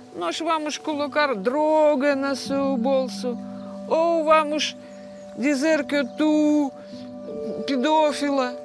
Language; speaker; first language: Portuguese; non-native, learner; Russian